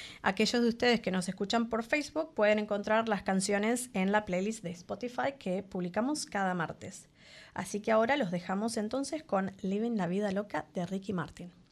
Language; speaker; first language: Spanish; native; Spanish